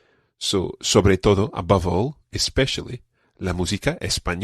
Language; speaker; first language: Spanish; non-native, fluent; English